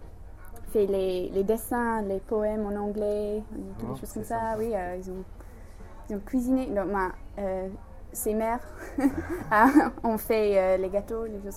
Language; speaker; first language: French; non-native, fluent; English